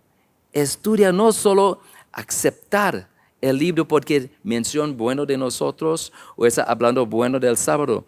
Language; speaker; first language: Spanish; non-native, learner; English